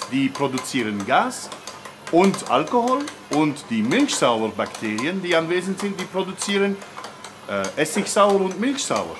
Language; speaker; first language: German; non-native, fluent; Dutch